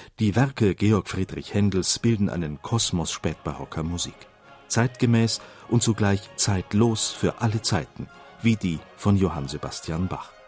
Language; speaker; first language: German; native; German